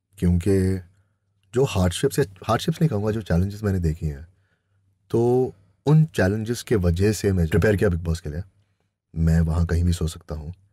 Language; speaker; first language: Hindi; native; Hindi